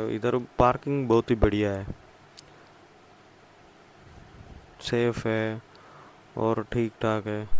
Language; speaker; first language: Hindi; non-native, local second language; Malayalam